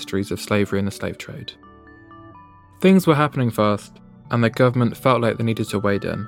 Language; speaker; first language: English; native; English